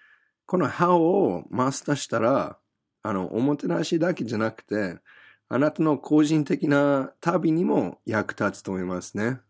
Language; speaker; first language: Japanese; non-native, fluent; English